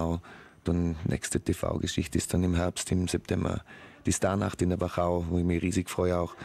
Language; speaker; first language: German; native; German